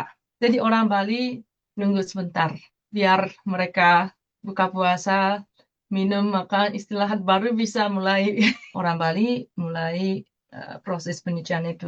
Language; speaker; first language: Indonesian; non-native, fluent; Japanese